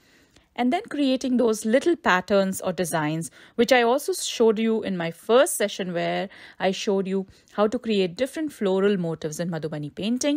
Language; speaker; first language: English; non-native, local second language; Hindi